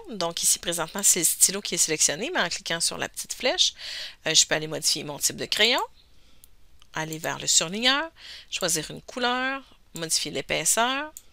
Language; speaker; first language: French; native; French